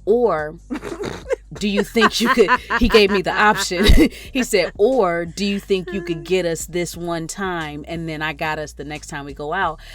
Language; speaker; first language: English; native; English